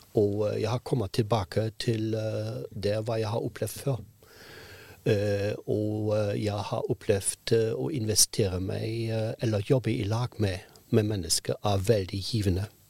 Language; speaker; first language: Norwegian; non-native, fluent; German